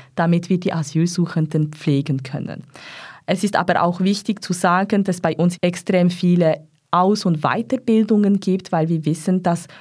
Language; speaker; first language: German; non-native, local second language; French